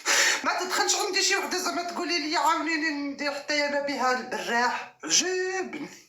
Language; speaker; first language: Arabic; native; Arabic